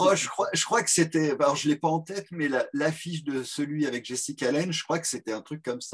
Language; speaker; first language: French; native; French